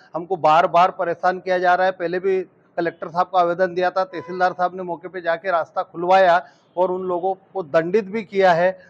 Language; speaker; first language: Hindi; native; Hindi